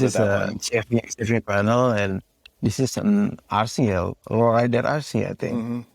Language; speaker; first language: English; non-native, learner; Indonesian